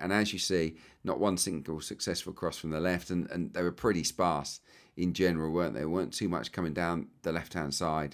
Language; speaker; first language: English; native; English